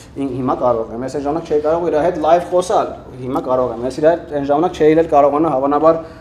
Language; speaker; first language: Armenian; early bilingual, heritage; Armenian